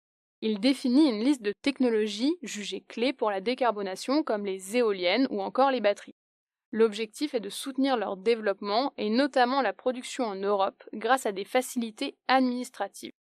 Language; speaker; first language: French; native; French